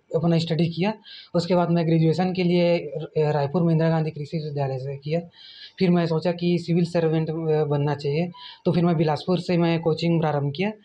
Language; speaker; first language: Hindi; native; Hindi